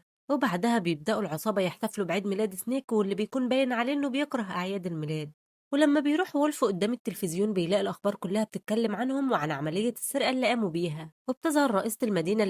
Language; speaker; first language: Arabic; native; Arabic